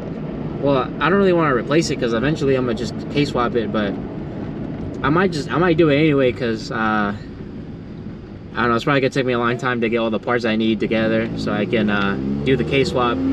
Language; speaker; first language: English; native; English